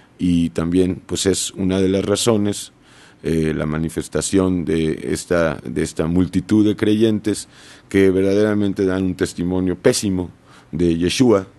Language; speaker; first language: Spanish; native; Spanish